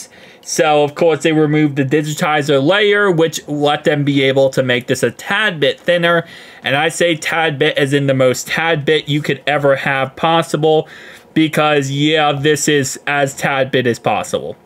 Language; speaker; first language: English; native; English